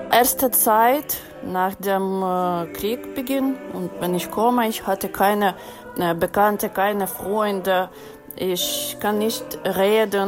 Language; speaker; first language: German; non-native, learner; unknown